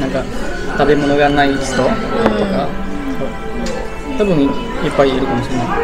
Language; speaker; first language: Japanese; non-native, fluent; Indonesian